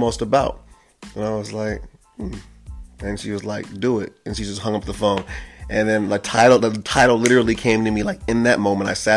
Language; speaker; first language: English; native; English